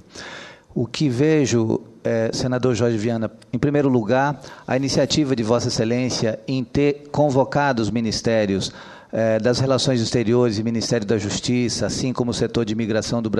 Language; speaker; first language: Portuguese; native; Portuguese